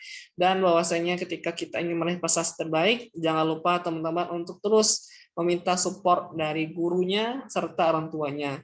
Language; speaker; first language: Indonesian; non-native, local second language; Minangkabau